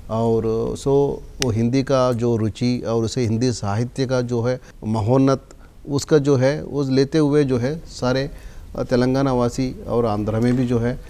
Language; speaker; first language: Hindi; non-native, local second language; Telugu